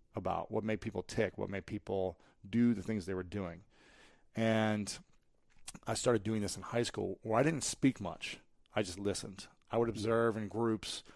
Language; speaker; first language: English; native; English